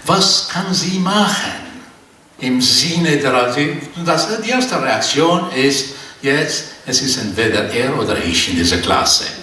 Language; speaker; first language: German; non-native, fluent; Portuguese